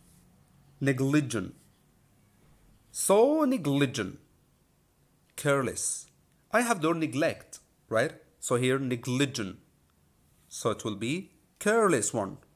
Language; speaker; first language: English; non-native, fluent; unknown